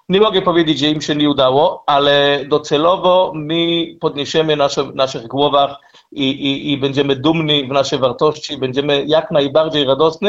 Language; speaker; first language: Polish; non-native, learner; Hebrew